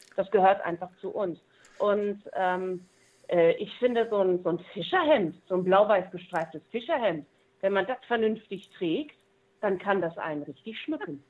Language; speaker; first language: German; native; German